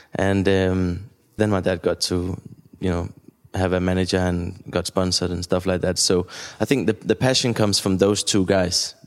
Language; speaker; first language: English; non-native, fluent; Danish